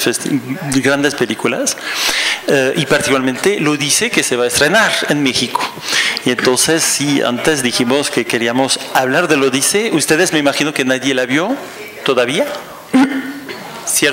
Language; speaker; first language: Spanish; non-native, fluent; French